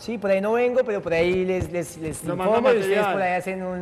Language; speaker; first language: Spanish; native; Spanish